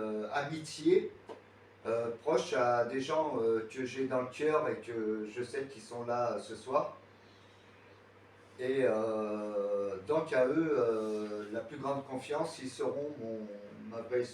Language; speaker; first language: French; native; French